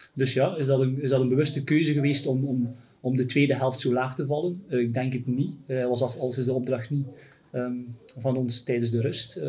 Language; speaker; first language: Dutch; native; Dutch